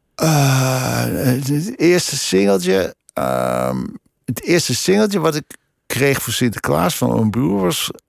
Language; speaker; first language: Dutch; native; Dutch